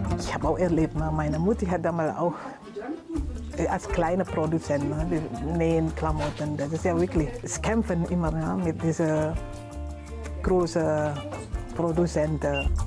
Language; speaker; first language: German; non-native, learner; Indonesian